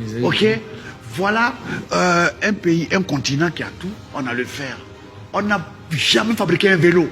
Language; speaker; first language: French; non-native, local second language; Dyula